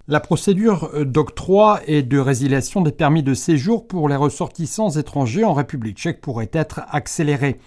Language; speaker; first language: French; native; French